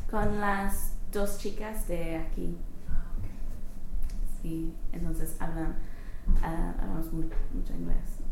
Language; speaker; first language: Spanish; non-native, learner; English